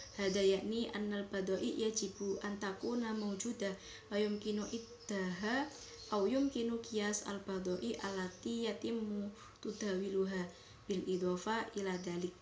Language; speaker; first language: Arabic; non-native, learner; Indonesian